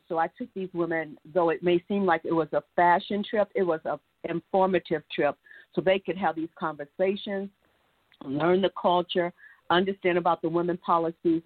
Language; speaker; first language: English; native; English